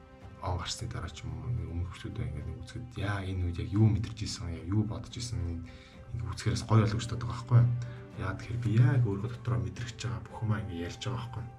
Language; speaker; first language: Mongolian; native; Mongolian